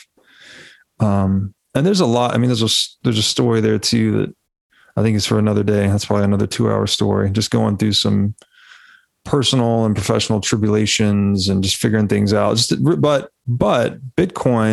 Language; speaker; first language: English; native; English